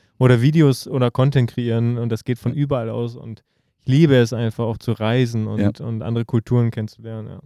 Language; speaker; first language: German; native; German